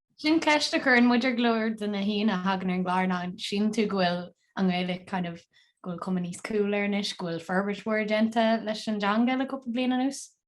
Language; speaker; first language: Irish; native; Irish